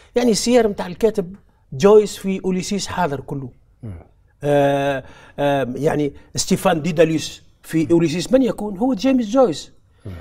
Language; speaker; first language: Arabic; native; Arabic